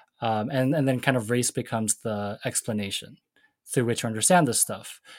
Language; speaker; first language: English; native; English